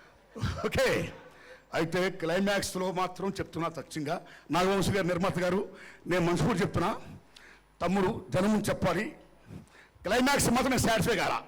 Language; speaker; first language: Telugu; native; Telugu